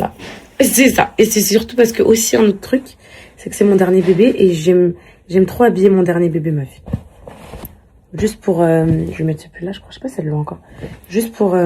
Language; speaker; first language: French; native; French